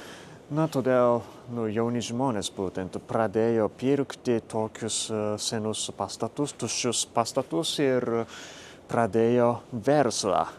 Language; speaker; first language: Lithuanian; non-native, fluent; Japanese